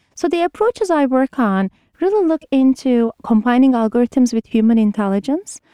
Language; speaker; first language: English; non-native, fluent; Turkish